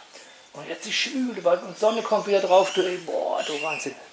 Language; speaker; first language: German; native; German